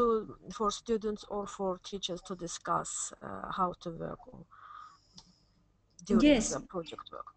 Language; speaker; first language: English; non-native, fluent; Azerbaijani